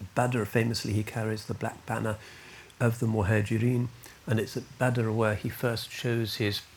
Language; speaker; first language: English; native; English